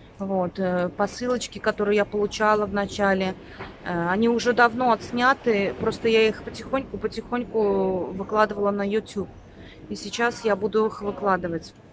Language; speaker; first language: Russian; native; Russian